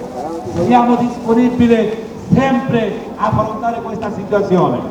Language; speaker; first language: Italian; non-native, learner; Bangla